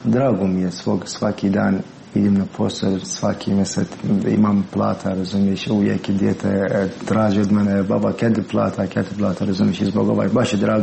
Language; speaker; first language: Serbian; non-native, learner; Persian